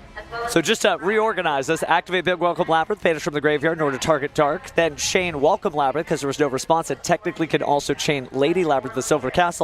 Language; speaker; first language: English; native; English